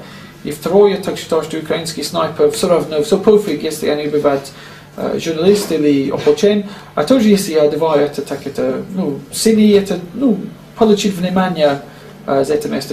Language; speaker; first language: Russian; non-native, learner; English